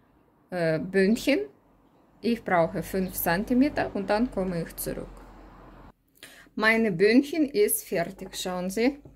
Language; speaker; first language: German; non-native, learner; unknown